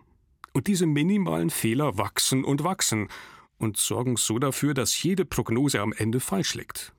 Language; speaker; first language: German; native; German